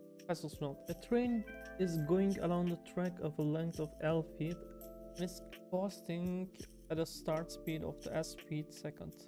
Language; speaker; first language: English; non-native, fluent; Turkish